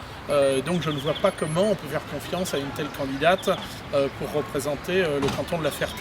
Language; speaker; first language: French; native; French